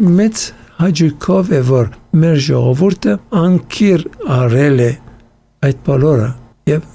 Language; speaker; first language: Armenian; early bilingual, heritage; Armenian